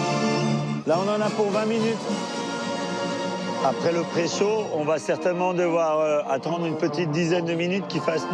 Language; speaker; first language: French; native; French